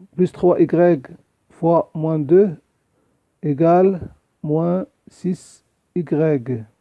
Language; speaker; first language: French; non-native, local second language; Arabic